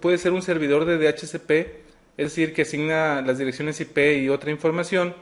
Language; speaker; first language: Spanish; native; Spanish